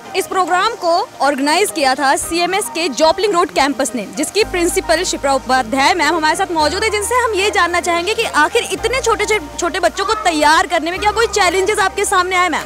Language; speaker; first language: Hindi; native; Hindi